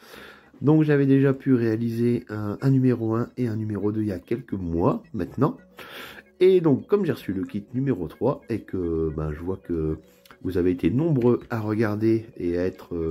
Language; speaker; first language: French; native; French